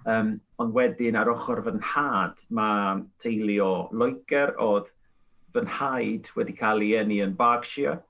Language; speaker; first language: Welsh; non-native, fluent; Spanish